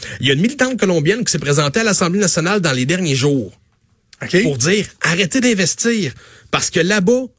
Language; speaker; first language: French; native; French